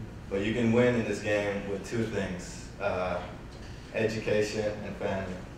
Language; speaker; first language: English; early bilingual, other home language; Spanish